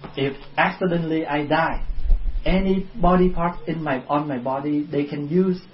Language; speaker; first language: English; non-native, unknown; Vietnamese